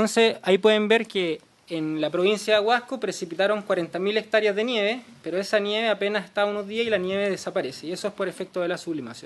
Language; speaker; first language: Spanish; native; Spanish